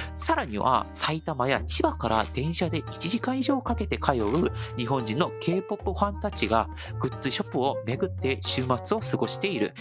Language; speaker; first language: Japanese; non-native, fluent; Korean